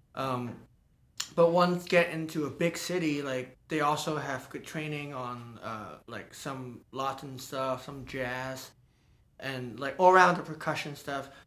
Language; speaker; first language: English; non-native, local second language; Cantonese